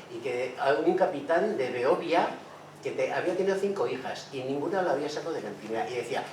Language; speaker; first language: Spanish; native; Spanish